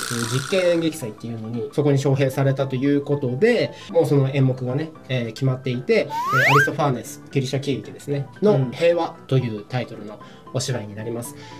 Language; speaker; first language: Japanese; native; Japanese